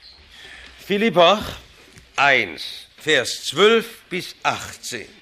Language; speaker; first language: German; native; German